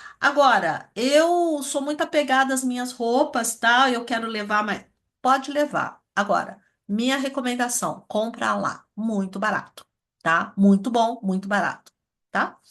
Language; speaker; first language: Portuguese; early bilingual, other home language; Chinese